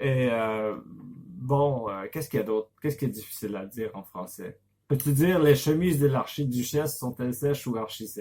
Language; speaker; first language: French; native; French